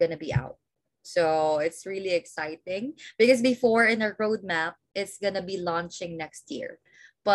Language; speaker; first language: English; non-native, local second language; Filipino